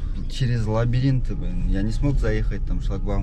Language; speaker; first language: Russian; non-native, local second language; Kyrgyz